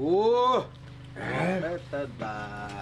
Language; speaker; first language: Russian; non-native, local second language; Chechen